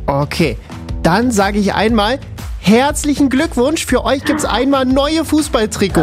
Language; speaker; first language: German; native; German